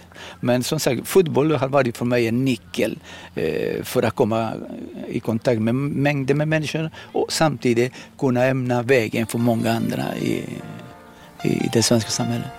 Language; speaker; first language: Swedish; non-native, fluent; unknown